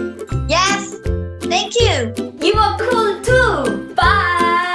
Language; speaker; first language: English; non-native, learner; Korean